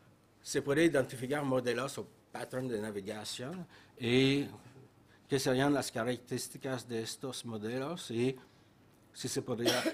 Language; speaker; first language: Spanish; non-native, fluent; French